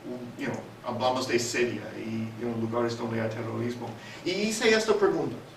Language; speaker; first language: Spanish; non-native, fluent; English